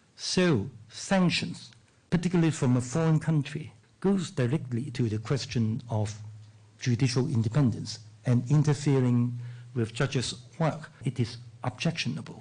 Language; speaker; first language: English; non-native, local second language; Cantonese